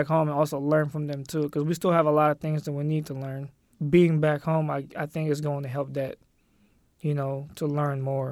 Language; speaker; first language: English; non-native, local second language; Filipino